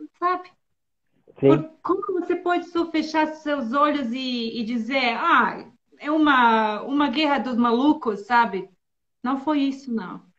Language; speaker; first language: Portuguese; non-native, learner; Bosnian